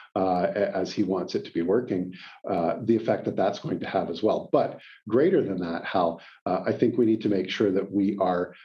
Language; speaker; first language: English; native; English